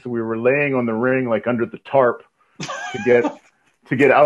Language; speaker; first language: English; native; English